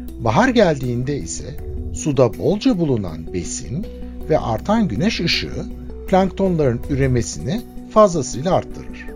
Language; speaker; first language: Turkish; native; Turkish